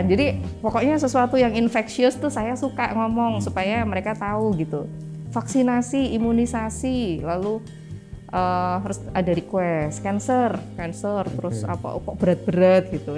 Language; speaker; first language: Indonesian; native; Indonesian